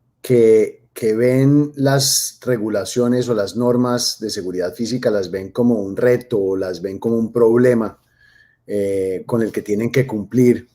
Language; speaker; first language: Spanish; native; Spanish